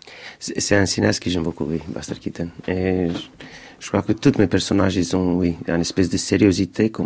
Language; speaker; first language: French; non-native, fluent; Romanian